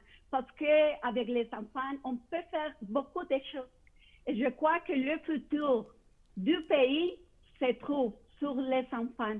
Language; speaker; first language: French; non-native, fluent; Spanish